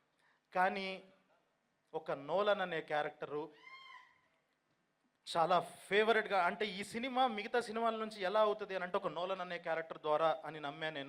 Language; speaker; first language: Telugu; native; Telugu